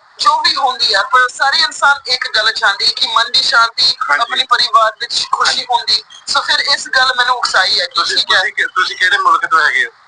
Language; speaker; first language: Punjabi; non-native, learner; English